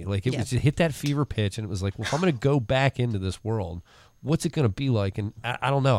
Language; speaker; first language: English; native; English